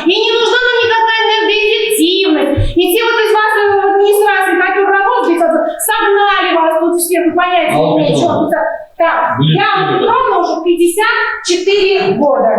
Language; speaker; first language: Russian; native; Russian